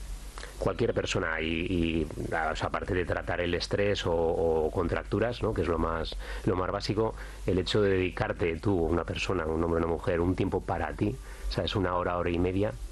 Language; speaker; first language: Spanish; native; Spanish